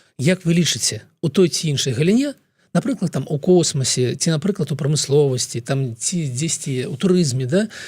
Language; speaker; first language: Belarusian; non-native, local second language; Russian